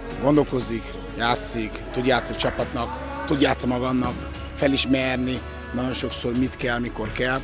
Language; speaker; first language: Hungarian; non-native, fluent; Portuguese